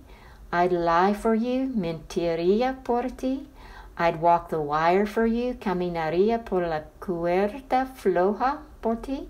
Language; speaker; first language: Spanish; non-native, fluent; English